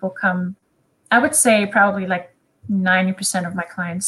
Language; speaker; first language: English; non-native, fluent; French